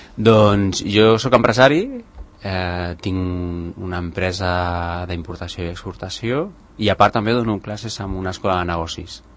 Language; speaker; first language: Catalan; native; Catalan